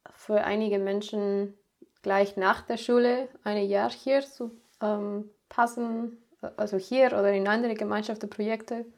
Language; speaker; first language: German; non-native, fluent; Spanish